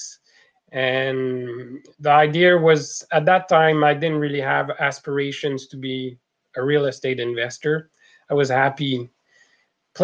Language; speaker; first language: English; non-native, fluent; French